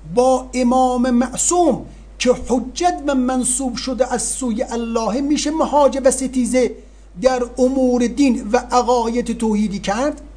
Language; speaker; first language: Persian; native; Persian